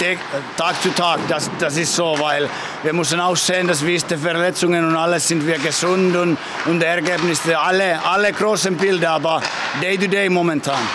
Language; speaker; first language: German; non-native, fluent; Finnish